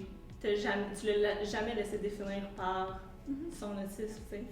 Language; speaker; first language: French; native; French